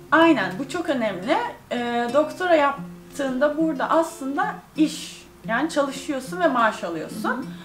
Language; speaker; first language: Turkish; native; Turkish